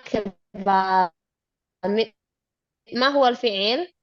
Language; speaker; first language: Arabic; non-native, fluent; Indonesian